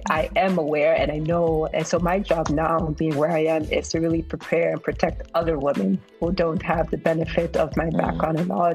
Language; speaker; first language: English; native; English